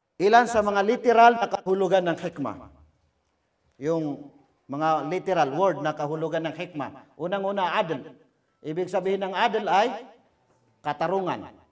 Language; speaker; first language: Filipino; non-native, local second language; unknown